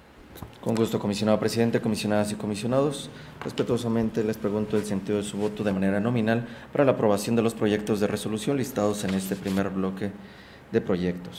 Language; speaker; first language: Spanish; native; Spanish